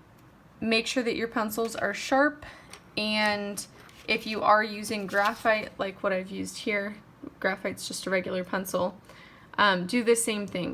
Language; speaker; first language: English; native; English